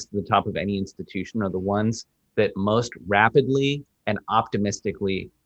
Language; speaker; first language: English; early bilingual, other home language; Spanish